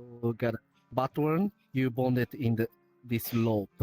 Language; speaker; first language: English; non-native, learner; Japanese